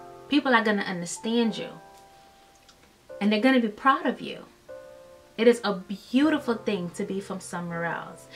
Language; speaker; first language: English; early bilingual, other home language; Dutch